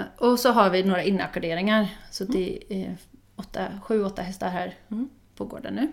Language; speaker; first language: Swedish; non-native, fluent; Dutch